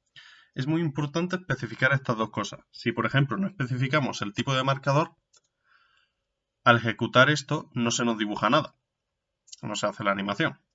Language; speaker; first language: Spanish; native; Spanish